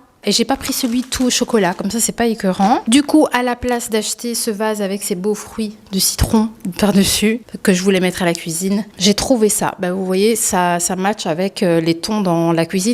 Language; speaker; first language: French; native; French